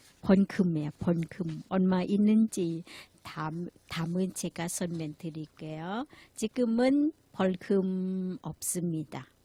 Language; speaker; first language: Korean; non-native, learner; Thai